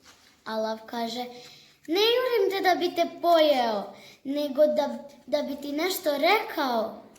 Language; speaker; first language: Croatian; early bilingual, heritage; Serbian